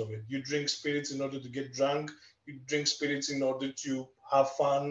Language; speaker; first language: English; non-native, fluent; Greek